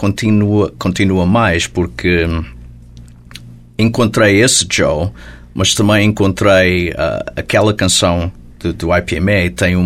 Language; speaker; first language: Portuguese; early bilingual, heritage; Portuguese